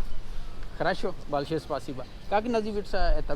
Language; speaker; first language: Russian; non-native, learner; Urdu